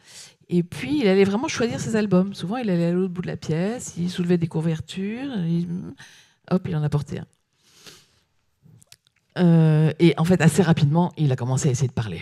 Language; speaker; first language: French; native; French